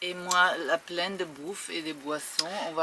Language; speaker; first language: French; non-native, fluent; German